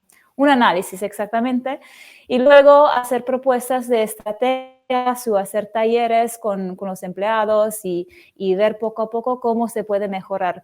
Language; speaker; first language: Spanish; non-native, fluent; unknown